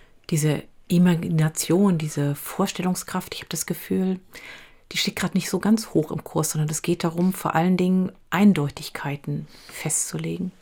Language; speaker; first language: German; native; German